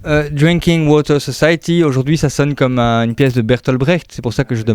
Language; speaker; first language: French; native; French